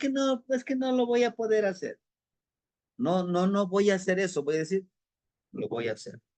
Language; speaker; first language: Spanish; native; Spanish